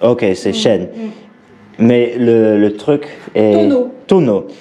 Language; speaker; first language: French; non-native, learner; English